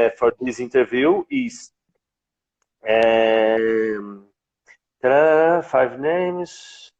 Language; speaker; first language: English; non-native, learner; Portuguese